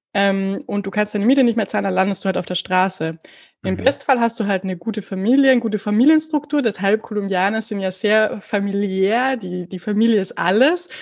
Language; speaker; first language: German; native; German